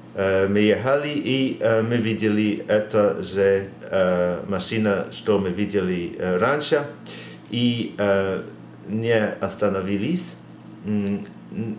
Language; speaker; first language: Russian; non-native, learner; English